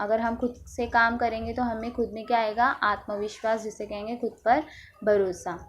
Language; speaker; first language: Hindi; non-native, local second language; Marathi